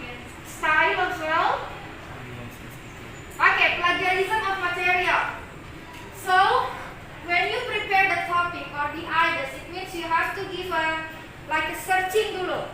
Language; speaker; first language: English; non-native, fluent; Indonesian